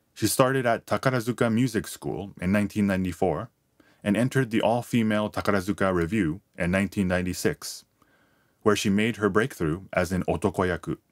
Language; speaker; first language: English; early bilingual, other home language; Japanese